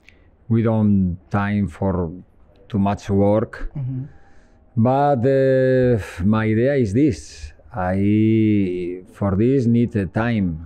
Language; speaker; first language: English; non-native, learner; Spanish